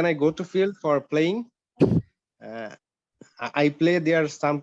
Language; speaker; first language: English; non-native, learner; Bangla